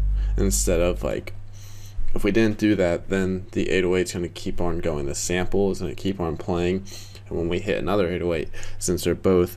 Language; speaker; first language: English; native; English